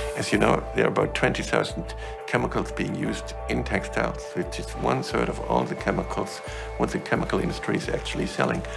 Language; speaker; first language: English; non-native, fluent; German